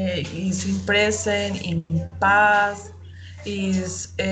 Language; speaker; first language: English; non-native, learner; Spanish